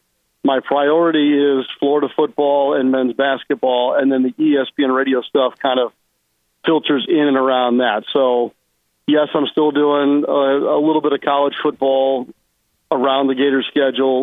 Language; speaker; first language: English; native; English